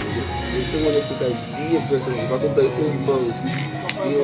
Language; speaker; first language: Spanish; non-native, learner; Haitian Creole